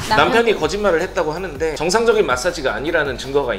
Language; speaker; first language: Korean; native; Korean